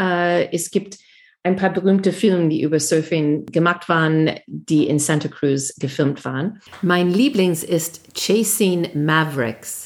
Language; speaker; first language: German; non-native, fluent; English